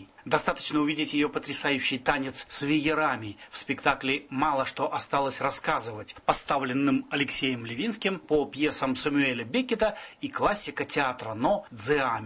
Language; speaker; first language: Russian; native; Russian